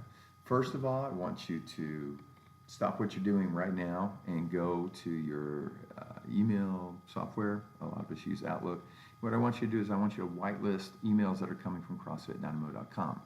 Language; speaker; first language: English; native; English